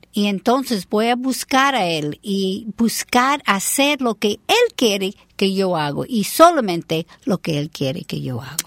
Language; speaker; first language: Spanish; non-native, fluent; English